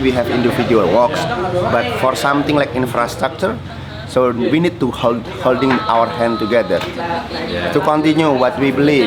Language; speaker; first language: English; non-native, learner; Indonesian